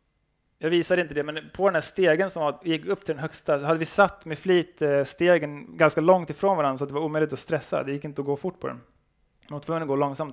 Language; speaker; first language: Swedish; native; Swedish